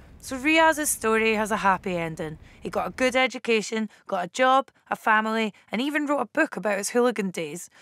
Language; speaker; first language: English; native; English